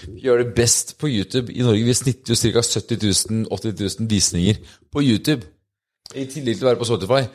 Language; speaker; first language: Norwegian; native; Norwegian